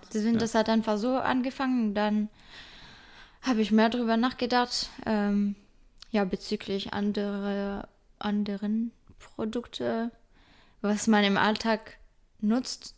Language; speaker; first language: German; non-native, fluent; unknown